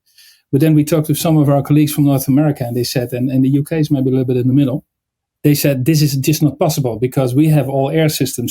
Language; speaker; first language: English; non-native, fluent; Dutch